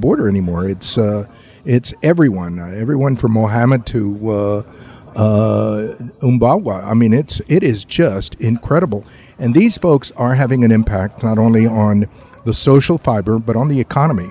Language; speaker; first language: English; native; English